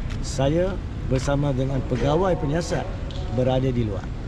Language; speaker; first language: Malay; native; Malay